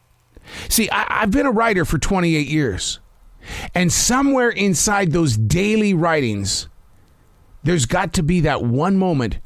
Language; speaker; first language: English; native; English